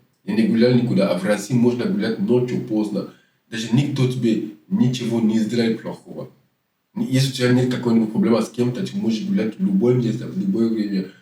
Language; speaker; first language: Russian; non-native, fluent; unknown